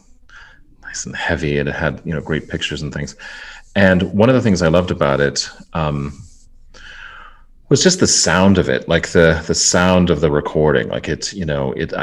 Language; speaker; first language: English; native; English